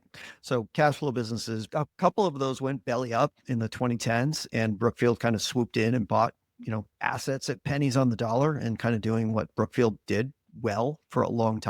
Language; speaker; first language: English; native; English